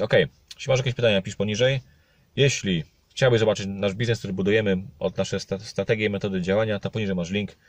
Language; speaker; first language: Polish; native; Polish